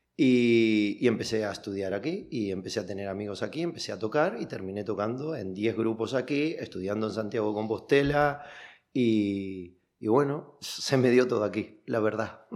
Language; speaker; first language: Spanish; native; Spanish